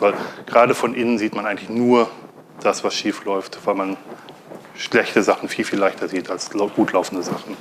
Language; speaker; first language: German; native; German